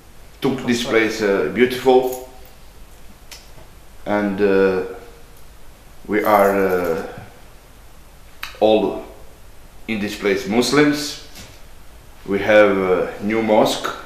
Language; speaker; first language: English; non-native, learner; Bosnian